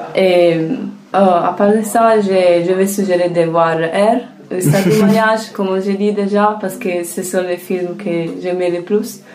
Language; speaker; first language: French; non-native, fluent; Italian